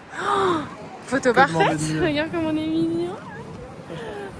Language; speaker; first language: French; native; French